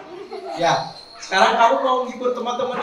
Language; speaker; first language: Indonesian; native; Indonesian